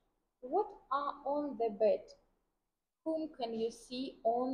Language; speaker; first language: English; non-native, fluent; Vietnamese